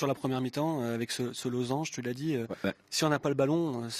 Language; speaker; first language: French; native; French